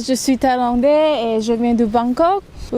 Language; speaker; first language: French; non-native, learner; Thai